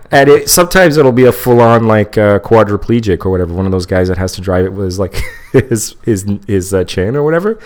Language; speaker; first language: English; native; English